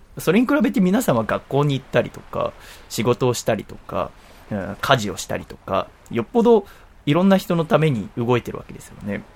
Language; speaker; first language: Japanese; native; Japanese